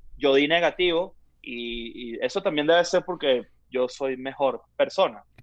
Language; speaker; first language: Spanish; native; Spanish